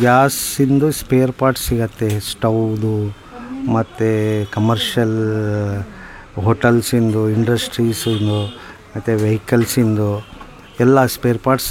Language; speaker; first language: Kannada; native; Kannada